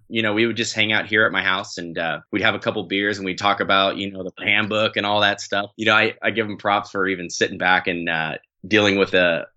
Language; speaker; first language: English; native; English